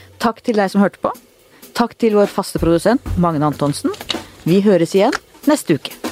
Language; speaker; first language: Norwegian; native; Norwegian